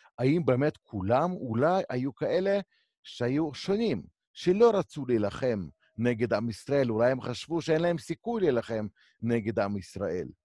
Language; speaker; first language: Hebrew; native; Hebrew